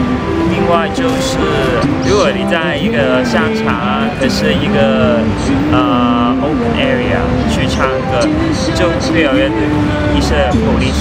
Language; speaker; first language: Chinese; non-native, local second language; Cantonese